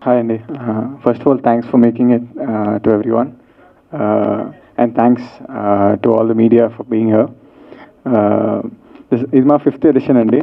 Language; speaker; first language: Telugu; native; Telugu